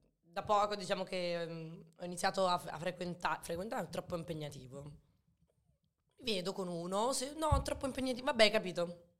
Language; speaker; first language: Italian; early bilingual, other home language; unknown